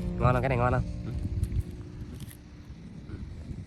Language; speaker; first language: Vietnamese; native; Vietnamese